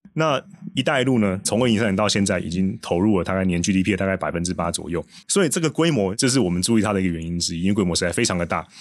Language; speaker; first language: Chinese; native; Chinese